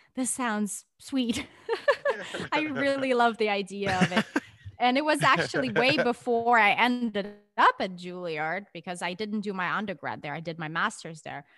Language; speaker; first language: English; non-native, fluent; Russian